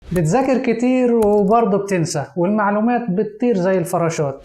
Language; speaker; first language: Arabic; native; Arabic